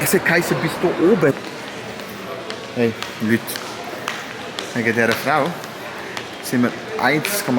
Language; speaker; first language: German; non-native, local second language; Croatian